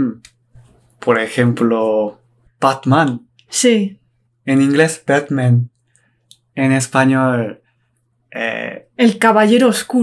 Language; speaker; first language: Spanish; non-native, learner; Korean